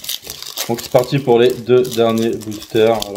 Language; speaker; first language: French; native; French